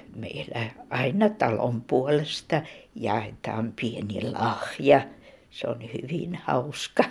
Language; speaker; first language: Finnish; native; Finnish